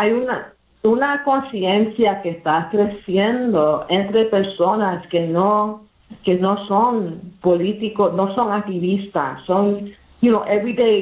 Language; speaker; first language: Spanish; early bilingual, heritage; English